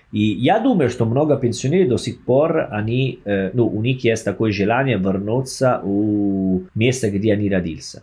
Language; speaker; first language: Russian; non-native, learner; Italian